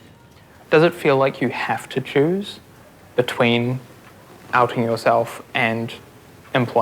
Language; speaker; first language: English; native; English